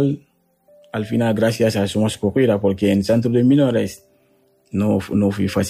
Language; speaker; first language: Spanish; non-native, learner; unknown